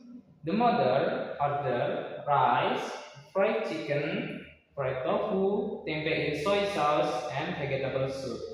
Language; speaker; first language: English; non-native, learner; Indonesian